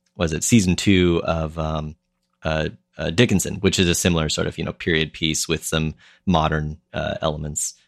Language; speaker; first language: English; native; English